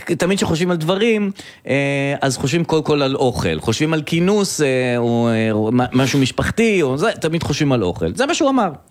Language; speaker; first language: Hebrew; native; Hebrew